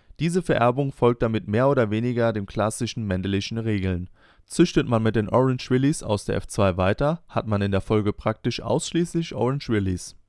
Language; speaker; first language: German; native; German